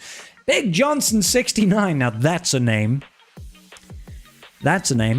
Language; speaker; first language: English; native; English